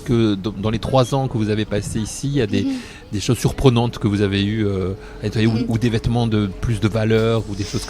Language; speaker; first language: French; native; French